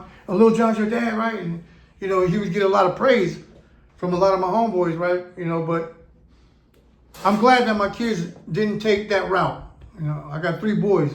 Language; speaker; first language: English; native; English